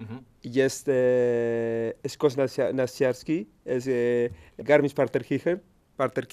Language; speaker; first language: Polish; non-native, learner; Spanish